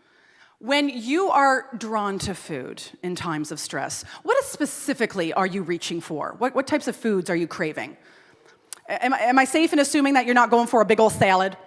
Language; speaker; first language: English; native; English